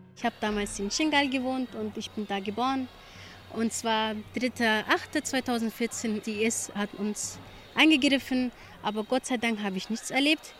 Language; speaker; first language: German; early bilingual, other home language; Kurdish